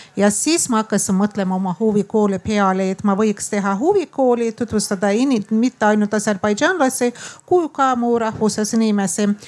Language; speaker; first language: Estonian; non-native, fluent; Azerbaijani